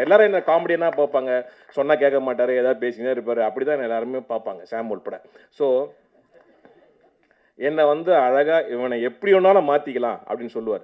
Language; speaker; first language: Tamil; native; Tamil